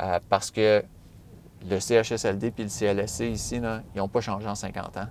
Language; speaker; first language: French; native; French